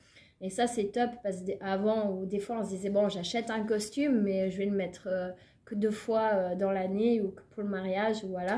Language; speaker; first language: French; native; French